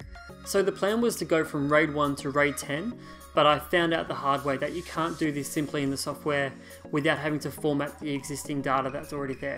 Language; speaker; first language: English; native; English